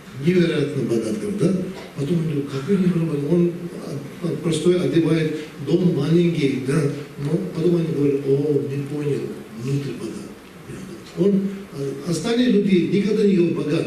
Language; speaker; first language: Russian; non-native, learner; Tibetan